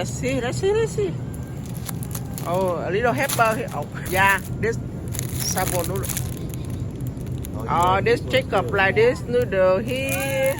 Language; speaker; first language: English; non-native, learner; Vietnamese